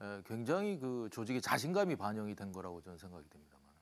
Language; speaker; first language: Korean; native; Korean